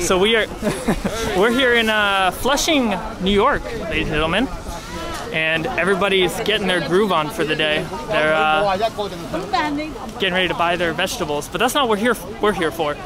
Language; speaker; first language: English; native; English